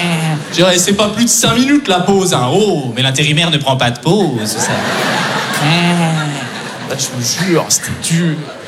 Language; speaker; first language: French; native; French